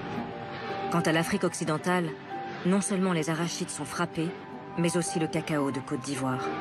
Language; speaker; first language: French; native; French